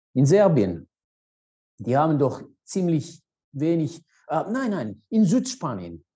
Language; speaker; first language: German; non-native, fluent; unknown